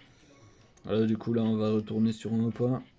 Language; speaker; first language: French; native; French